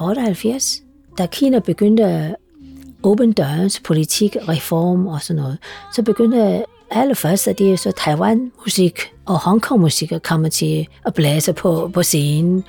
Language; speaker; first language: Danish; non-native, fluent; Chinese